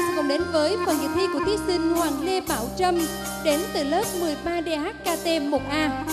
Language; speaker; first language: Vietnamese; native; Vietnamese